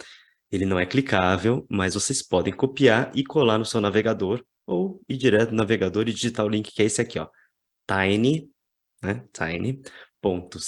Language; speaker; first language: Portuguese; native; Portuguese